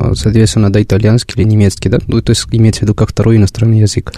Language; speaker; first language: Russian; non-native, fluent; Spanish